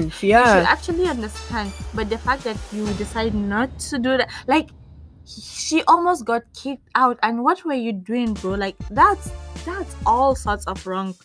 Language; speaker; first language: English; non-native, local second language; Hausa